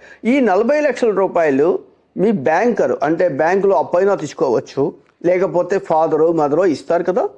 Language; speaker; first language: Telugu; native; Telugu